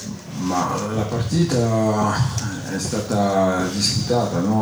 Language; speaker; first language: Italian; non-native, fluent; French